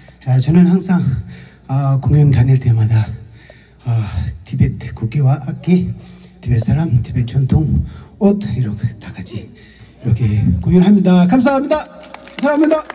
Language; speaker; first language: Korean; non-native, fluent; Tibetan